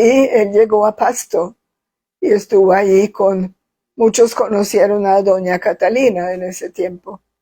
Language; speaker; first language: Spanish; non-native, fluent; Swedish